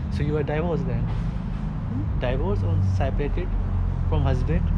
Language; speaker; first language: English; non-native, learner; Hindi